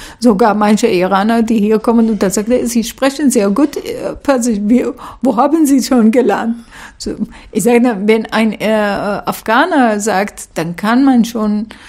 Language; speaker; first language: German; non-native, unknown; Arabic